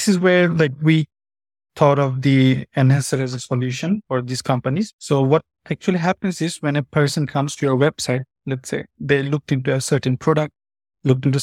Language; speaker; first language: English; non-native, fluent; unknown